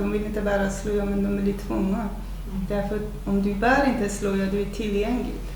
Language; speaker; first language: Swedish; non-native, fluent; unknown